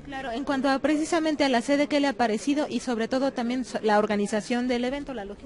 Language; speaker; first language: Spanish; native; Spanish